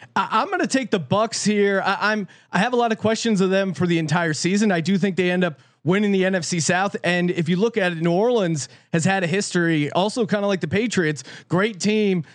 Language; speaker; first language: English; native; English